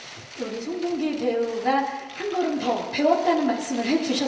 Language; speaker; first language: Korean; native; Korean